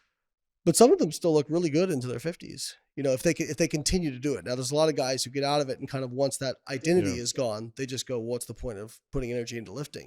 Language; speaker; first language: English; native; English